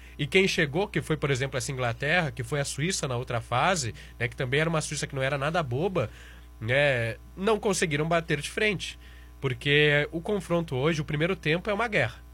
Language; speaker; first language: Portuguese; native; Portuguese